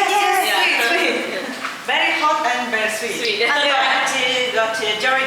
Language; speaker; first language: English; non-native, learner; Japanese